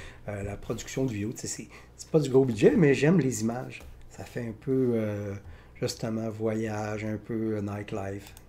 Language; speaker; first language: French; native; French